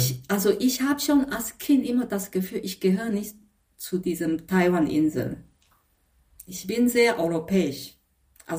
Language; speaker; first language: German; non-native, fluent; Chinese